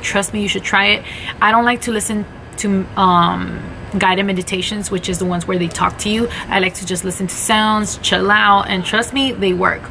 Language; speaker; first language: English; early bilingual, other home language; Spanish